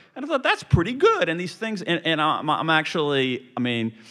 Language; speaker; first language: English; native; English